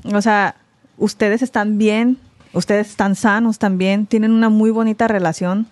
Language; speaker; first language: Spanish; early bilingual, other home language; Korean